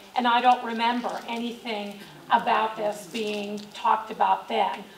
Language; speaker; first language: English; native; English